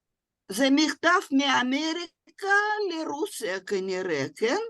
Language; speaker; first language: Hebrew; non-native, fluent; Russian